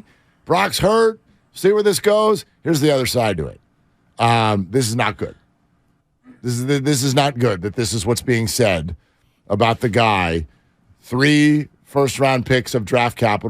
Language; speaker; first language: English; native; English